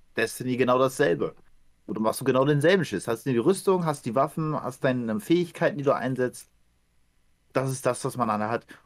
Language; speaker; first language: German; early bilingual, other home language; Ukrainian